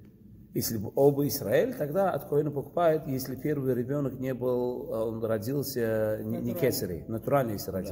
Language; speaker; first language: Russian; early bilingual, heritage; Russian